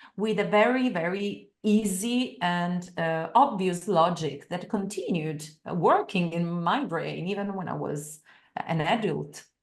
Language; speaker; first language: English; non-native, fluent; Italian